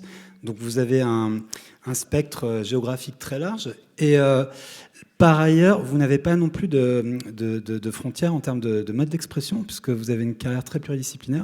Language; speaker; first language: French; native; French